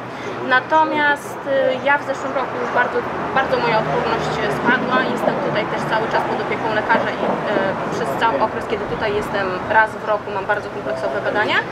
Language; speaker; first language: Polish; native; Polish